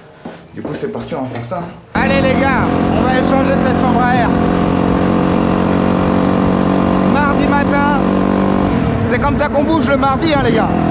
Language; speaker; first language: French; native; French